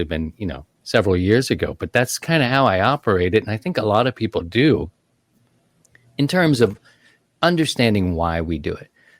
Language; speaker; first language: English; native; English